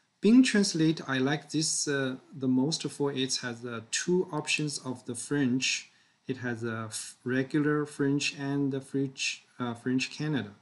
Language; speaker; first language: English; non-native, fluent; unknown